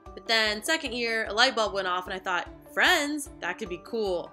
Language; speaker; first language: English; native; English